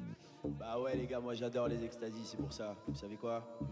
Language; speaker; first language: French; native; French